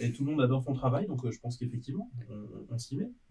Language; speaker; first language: French; native; French